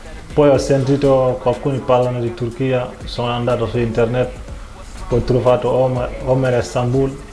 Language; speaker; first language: Italian; non-native, learner; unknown